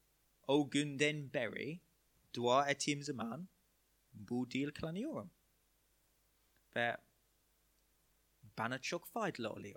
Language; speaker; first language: Turkish; non-native, fluent; English